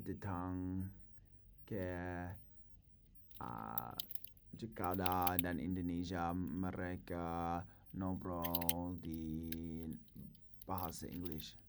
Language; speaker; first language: Indonesian; non-native, learner; English